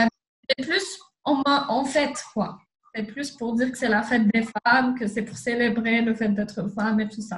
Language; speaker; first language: French; non-native, local second language; Arabic